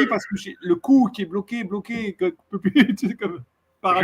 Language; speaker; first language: French; native; French